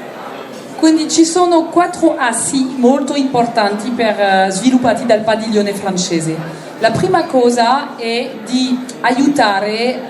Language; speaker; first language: Italian; non-native, learner; French